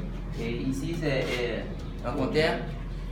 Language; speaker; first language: French; non-native, local second language; Haitian Creole